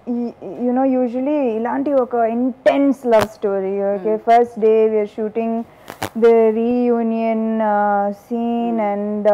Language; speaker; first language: Telugu; non-native, local second language; Tamil